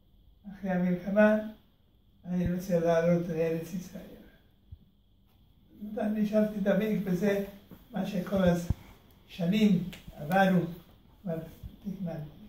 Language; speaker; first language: Hebrew; early bilingual, other home language; Hungarian